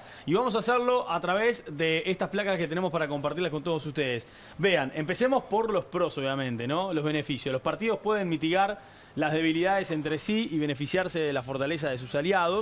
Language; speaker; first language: Spanish; native; Spanish